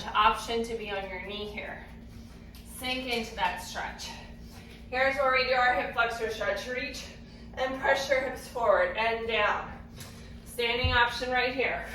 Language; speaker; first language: English; native; English